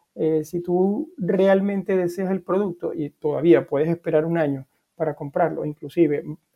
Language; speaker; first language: Spanish; native; Spanish